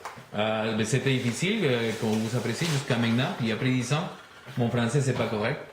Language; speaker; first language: French; non-native, learner; Spanish